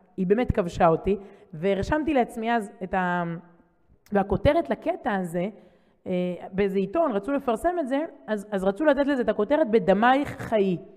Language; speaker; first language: Hebrew; native; Hebrew